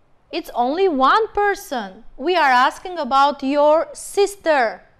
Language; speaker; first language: English; non-native, fluent; Albanian